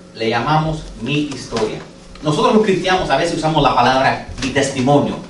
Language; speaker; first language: Spanish; non-native, fluent; English